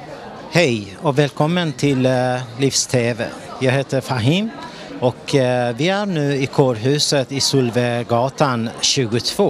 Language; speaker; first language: Swedish; non-native, fluent; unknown